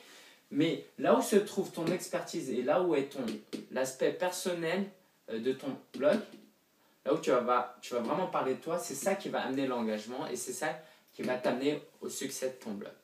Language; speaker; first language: French; native; French